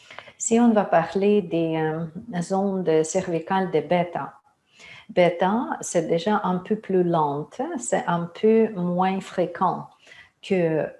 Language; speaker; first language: French; non-native, fluent; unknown